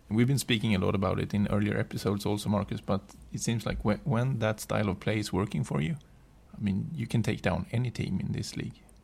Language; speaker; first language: English; non-native, fluent; Swedish